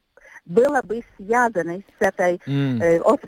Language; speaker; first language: Russian; non-native, local second language; Latvian